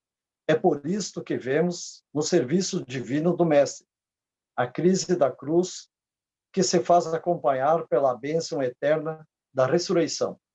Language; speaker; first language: Portuguese; native; Portuguese